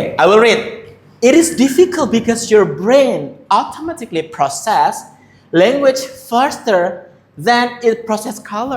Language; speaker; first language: English; non-native, fluent; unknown